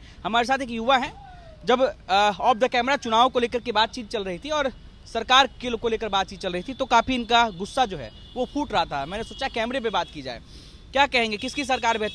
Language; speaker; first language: Hindi; native; Hindi